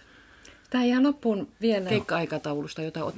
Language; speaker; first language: Finnish; native; Finnish